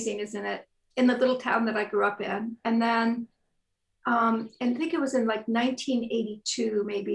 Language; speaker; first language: English; native; English